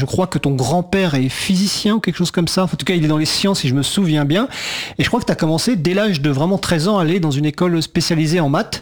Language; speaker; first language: French; native; French